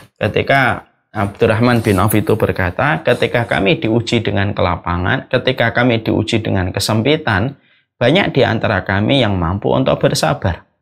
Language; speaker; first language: Indonesian; native; Indonesian